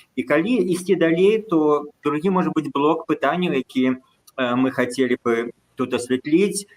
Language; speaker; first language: Belarusian; native; Belarusian